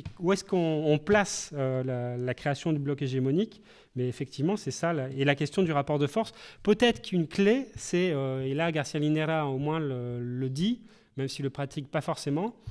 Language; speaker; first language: French; native; French